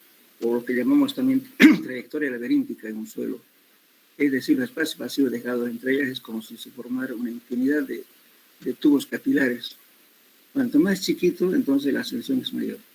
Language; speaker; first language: Spanish; native; Spanish